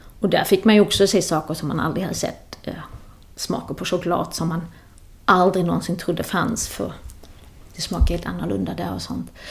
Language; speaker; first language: Swedish; non-native, fluent; German